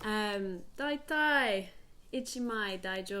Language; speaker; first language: Japanese; non-native, learner; English